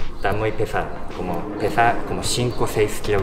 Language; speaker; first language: Spanish; non-native, learner; Japanese